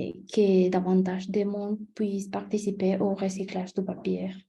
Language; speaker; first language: French; non-native, learner; Spanish